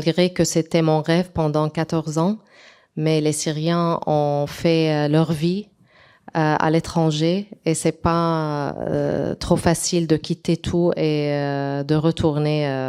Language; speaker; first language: French; non-native, local second language; Arabic